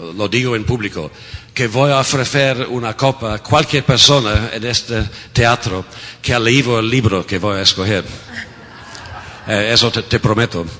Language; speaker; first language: Spanish; non-native, fluent; English